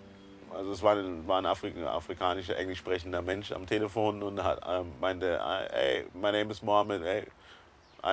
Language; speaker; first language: German; early bilingual, other home language; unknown